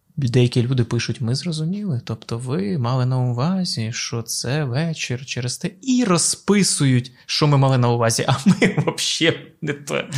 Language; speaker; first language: Ukrainian; native; Ukrainian